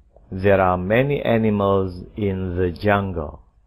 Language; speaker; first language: English; non-native, fluent; Indonesian